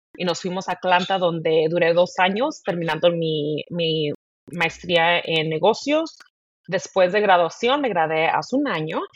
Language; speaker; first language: Spanish; early bilingual, heritage; Spanish